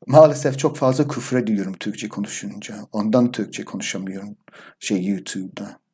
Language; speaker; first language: Turkish; non-native, learner; English